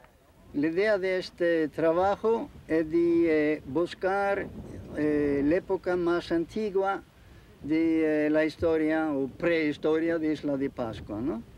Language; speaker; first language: Spanish; non-native, fluent; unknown